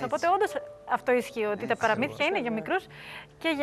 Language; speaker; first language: Greek; native; Greek